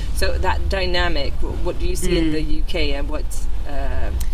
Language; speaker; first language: English; non-native, fluent; Dutch